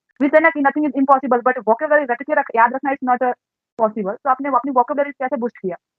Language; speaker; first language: Hindi; native; Hindi